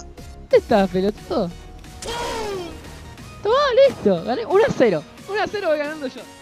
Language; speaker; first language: Spanish; native; Spanish